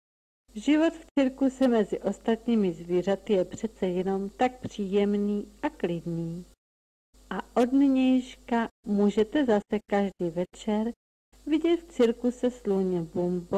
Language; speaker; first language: Czech; native; Czech